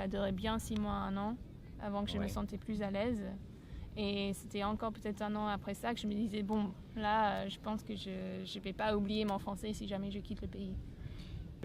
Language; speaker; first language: French; non-native, fluent; English